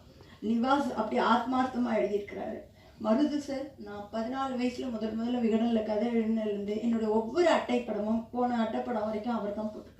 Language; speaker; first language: Tamil; native; Tamil